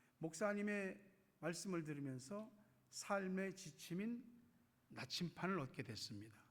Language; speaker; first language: Korean; native; Korean